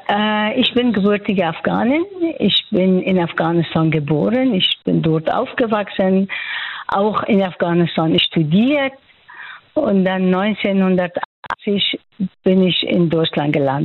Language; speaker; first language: German; non-native, fluent; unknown